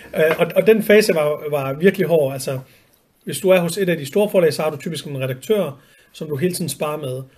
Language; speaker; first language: Danish; early bilingual, other home language; Arabic